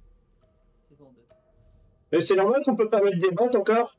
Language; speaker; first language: French; native; French